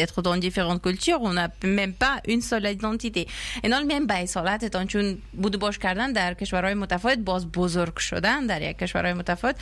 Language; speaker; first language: French; non-native, fluent; Persian